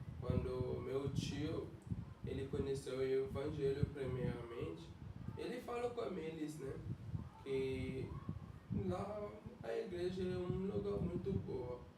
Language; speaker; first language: Portuguese; non-native, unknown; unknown